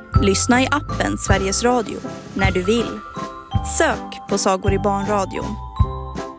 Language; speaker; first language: Swedish; native; Swedish